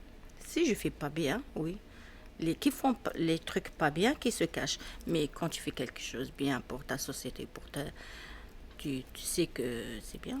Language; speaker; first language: French; non-native, learner; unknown